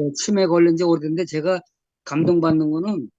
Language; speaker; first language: Korean; native; Korean